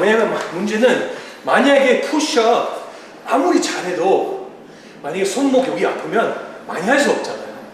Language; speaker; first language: Korean; early bilingual, heritage; Korean